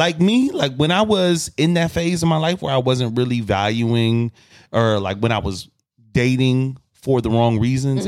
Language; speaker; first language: English; native; English